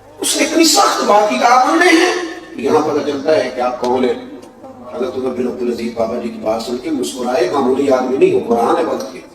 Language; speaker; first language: Urdu; non-native, local second language; Punjabi